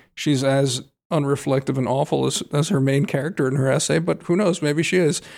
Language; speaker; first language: English; native; English